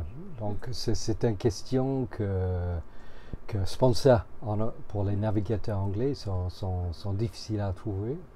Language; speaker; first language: French; non-native, fluent; English